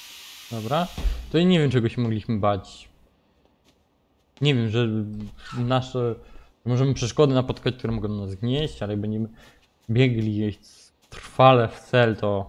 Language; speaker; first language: Polish; native; Polish